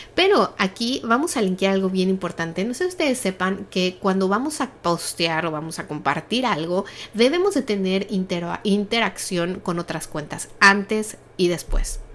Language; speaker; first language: Spanish; native; Spanish